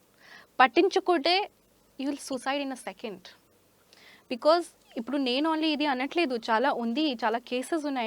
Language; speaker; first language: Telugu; non-native, learner; Hindi